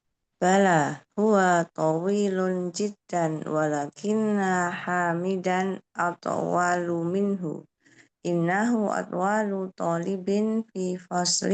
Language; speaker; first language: Arabic; non-native, learner; Indonesian